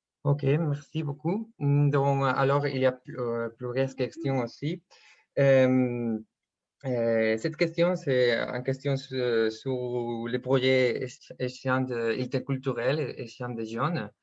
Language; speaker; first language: French; non-native, fluent; Spanish